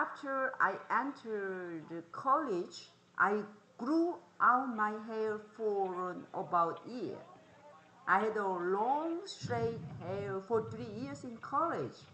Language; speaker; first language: English; non-native, fluent; Korean